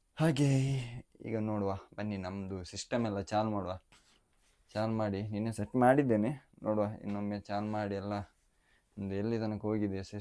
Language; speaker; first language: Kannada; non-native, local second language; Tulu